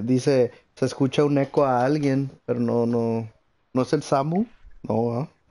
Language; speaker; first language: Spanish; early bilingual, heritage; Spanish